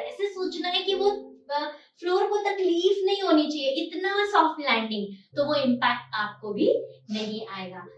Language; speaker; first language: Hindi; non-native, local second language; Marathi